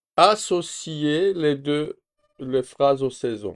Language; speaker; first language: French; non-native, fluent; Turkish